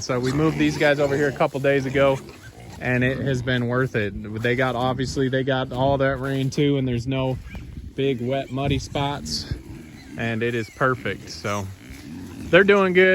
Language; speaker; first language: English; native; English